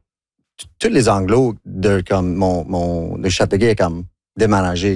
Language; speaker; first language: French; non-native, local second language; English